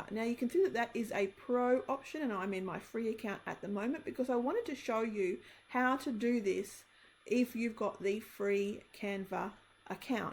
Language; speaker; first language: English; native; English